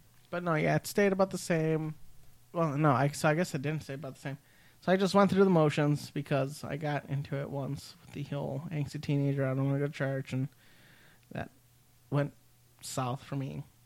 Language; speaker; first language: English; early bilingual, other home language; Spanish